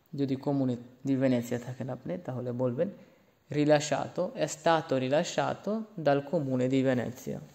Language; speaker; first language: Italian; non-native, fluent; Bangla